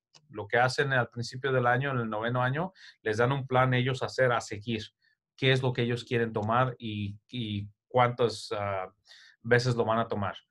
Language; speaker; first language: Spanish; early bilingual, heritage; Spanish